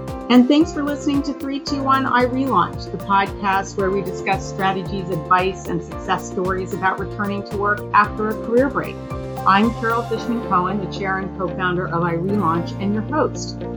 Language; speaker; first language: English; native; English